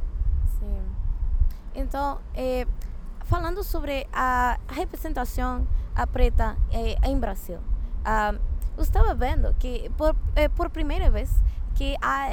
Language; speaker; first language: Portuguese; non-native, fluent; Spanish